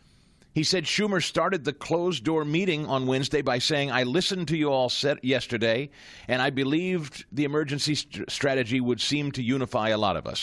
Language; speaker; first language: English; native; English